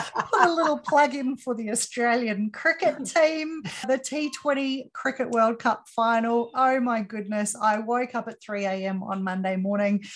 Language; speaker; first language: English; native; English